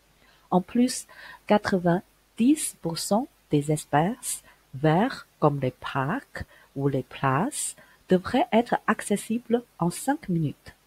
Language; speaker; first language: French; non-native, fluent; Chinese